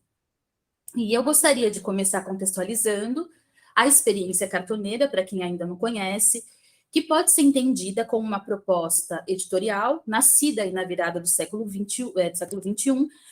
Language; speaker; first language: Portuguese; native; Portuguese